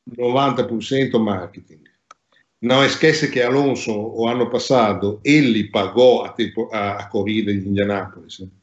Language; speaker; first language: Portuguese; non-native, fluent; Italian